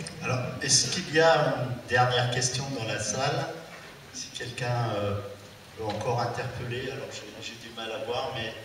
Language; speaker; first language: French; native; French